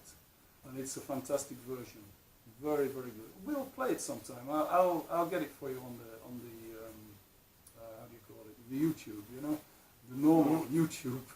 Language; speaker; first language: English; non-native, fluent; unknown